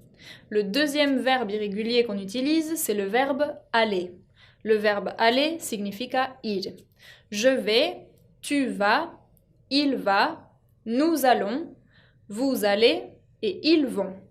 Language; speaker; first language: French; non-native, fluent; Spanish